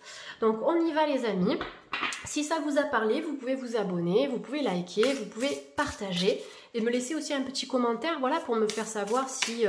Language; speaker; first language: French; native; French